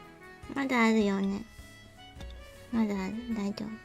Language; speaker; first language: Japanese; native; Japanese